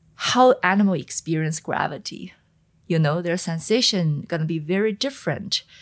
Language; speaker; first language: English; non-native, fluent; Chinese